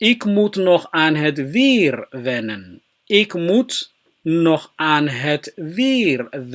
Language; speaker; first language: Dutch; non-native, fluent; Somali